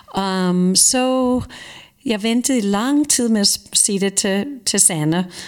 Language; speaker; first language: Danish; non-native, fluent; English